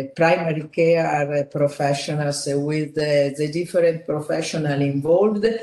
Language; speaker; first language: English; non-native, fluent; Italian